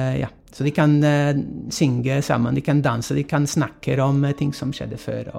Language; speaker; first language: Norwegian; non-native, fluent; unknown